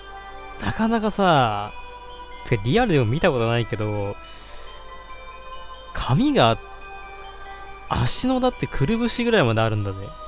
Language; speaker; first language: Japanese; native; Japanese